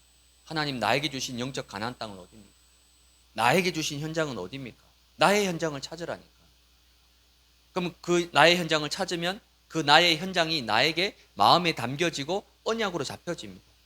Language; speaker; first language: Korean; native; Korean